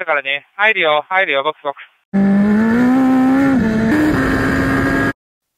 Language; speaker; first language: Japanese; native; Japanese